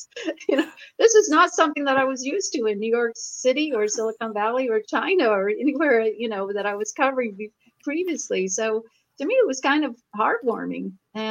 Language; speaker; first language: English; native; English